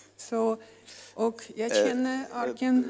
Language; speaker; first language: Swedish; non-native, learner; Russian